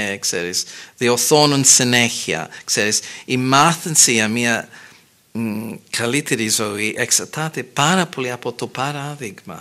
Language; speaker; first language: Greek; non-native, fluent; English